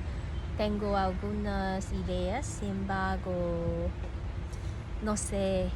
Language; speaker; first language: Spanish; non-native, learner; Cantonese